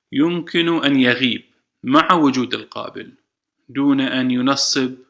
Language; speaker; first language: Arabic; native; Arabic